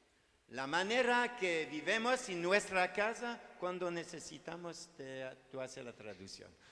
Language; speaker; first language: Spanish; non-native, learner; French